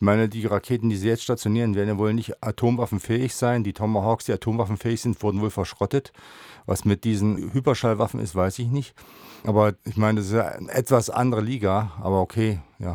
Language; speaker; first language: German; native; German